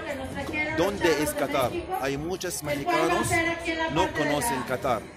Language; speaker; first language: Spanish; non-native, learner; Arabic